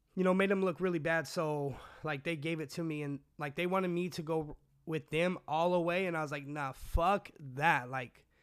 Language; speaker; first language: English; native; English